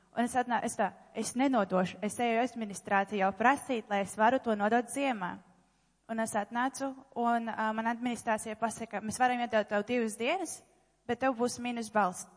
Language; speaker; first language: Latvian; non-native, local second language; Russian